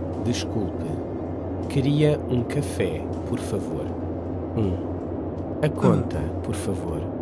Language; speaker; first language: Portuguese; non-native, learner; English